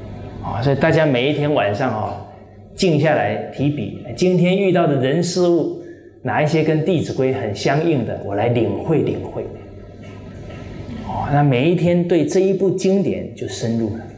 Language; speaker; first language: Chinese; native; Chinese